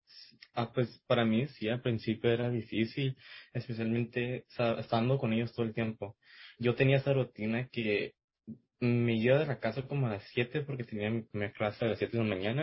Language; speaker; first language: Spanish; early bilingual, heritage; Spanish